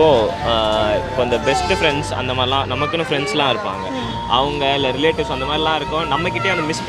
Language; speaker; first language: Tamil; native; Tamil